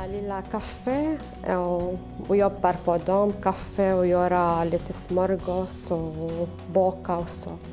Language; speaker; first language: Swedish; non-native, learner; Arabic